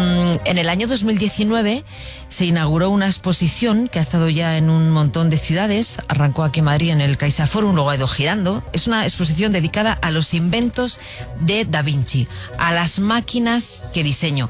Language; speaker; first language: Spanish; native; Spanish